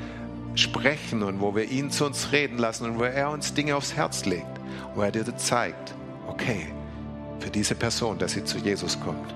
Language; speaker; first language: German; native; German